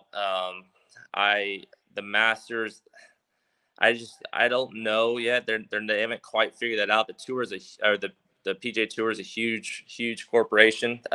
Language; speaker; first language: English; native; English